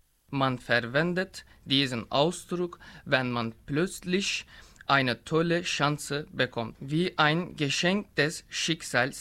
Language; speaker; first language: German; non-native, learner; Turkish